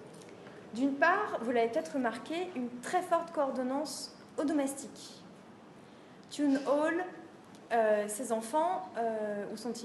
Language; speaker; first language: French; native; French